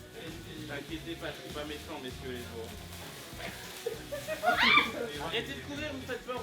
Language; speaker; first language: French; native; French